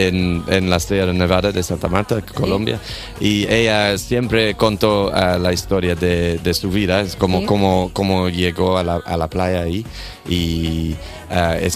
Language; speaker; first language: Spanish; non-native, learner; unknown